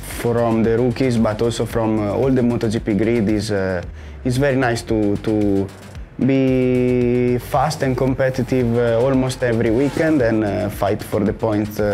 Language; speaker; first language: English; non-native, fluent; Italian